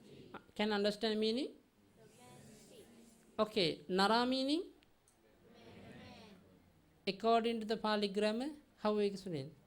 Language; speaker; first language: English; non-native, learner; Sinhala